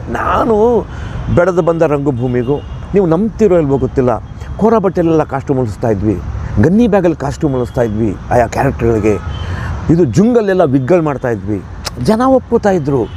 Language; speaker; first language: Kannada; non-native, local second language; Marathi